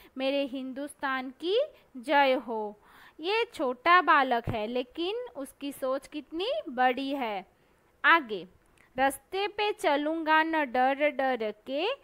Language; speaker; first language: Hindi; non-native, local second language; Gujarati